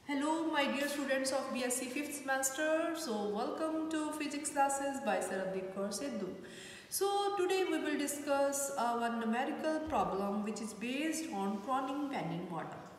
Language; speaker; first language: English; non-native, local second language; Hindi